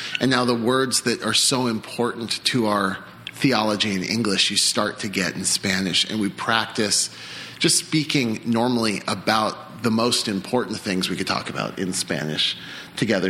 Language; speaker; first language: English; native; English